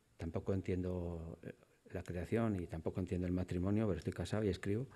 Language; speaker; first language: Spanish; native; Spanish